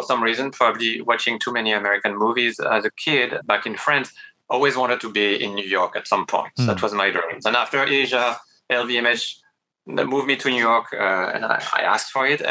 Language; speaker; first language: English; non-native, fluent; French